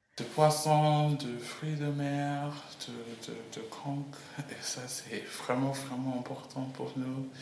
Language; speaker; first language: French; non-native, learner; English